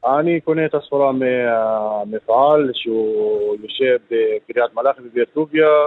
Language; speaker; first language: Hebrew; non-native, local second language; Arabic